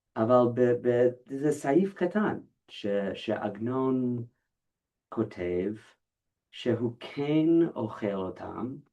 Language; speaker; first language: Hebrew; non-native, fluent; English